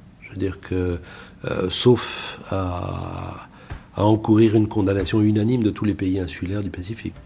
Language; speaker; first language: French; native; French